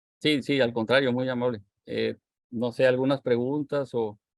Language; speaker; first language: Spanish; native; Spanish